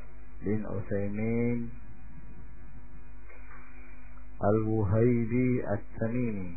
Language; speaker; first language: Arabic; non-native, fluent; Indonesian